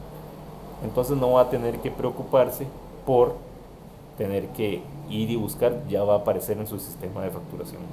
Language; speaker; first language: Spanish; native; Spanish